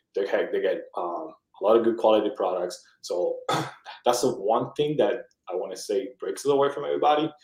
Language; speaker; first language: English; early bilingual, other home language; Spanish